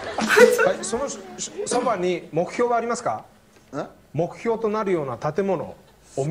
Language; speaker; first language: Japanese; native; Japanese